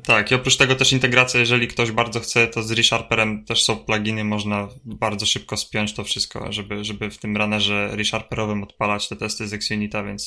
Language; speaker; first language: Polish; native; Polish